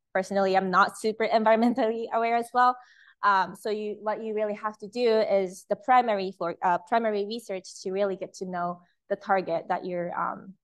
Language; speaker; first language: English; early bilingual, other home language; Japanese